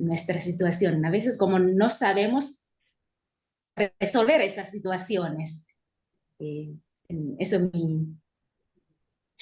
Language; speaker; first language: Spanish; non-native, learner; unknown